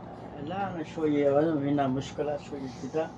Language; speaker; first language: Arabic; non-native, learner; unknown